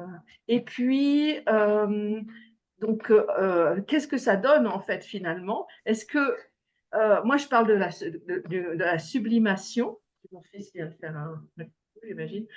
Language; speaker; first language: French; native; French